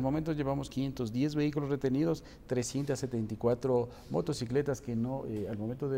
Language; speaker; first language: Spanish; native; Spanish